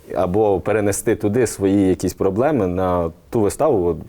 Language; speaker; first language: Ukrainian; native; Ukrainian